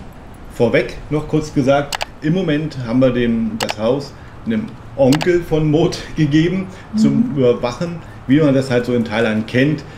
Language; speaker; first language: German; native; German